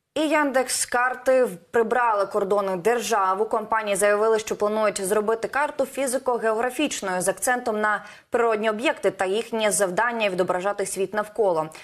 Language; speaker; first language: Ukrainian; native; Ukrainian